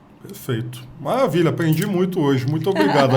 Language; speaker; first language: Portuguese; native; Portuguese